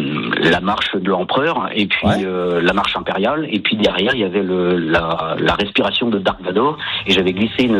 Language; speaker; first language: French; native; French